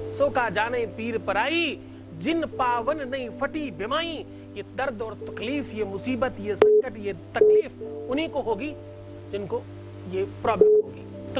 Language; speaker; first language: Hindi; native; Hindi